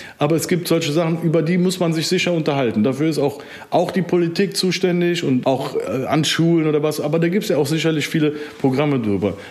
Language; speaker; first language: German; early bilingual, other home language; Turkish